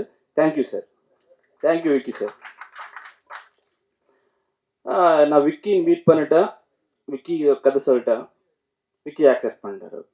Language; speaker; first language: Tamil; non-native, learner; Telugu